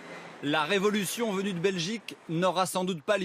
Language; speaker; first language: French; native; French